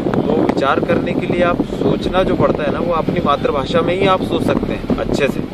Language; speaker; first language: Hindi; native; Hindi